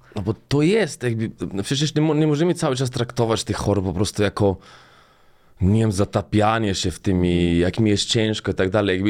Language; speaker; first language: Polish; non-native, fluent; Slovenian